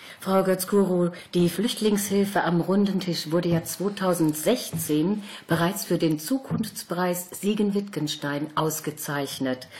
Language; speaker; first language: German; native; German